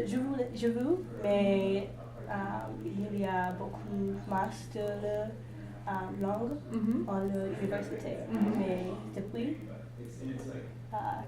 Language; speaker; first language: French; non-native, learner; English